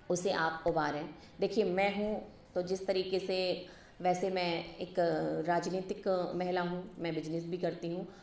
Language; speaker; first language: Hindi; native; Hindi